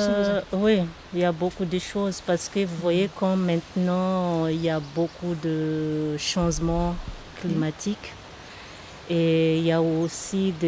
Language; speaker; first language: French; non-native, local second language; Malagasy